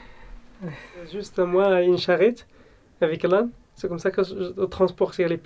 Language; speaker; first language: French; non-native, learner; Arabic